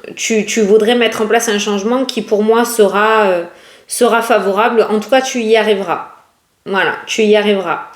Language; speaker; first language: French; native; French